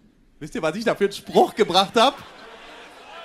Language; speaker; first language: German; native; German